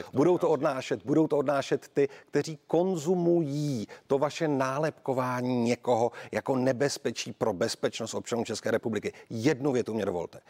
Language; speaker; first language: Czech; native; Czech